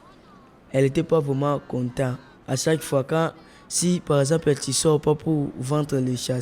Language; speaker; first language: French; non-native, local second language; Lingala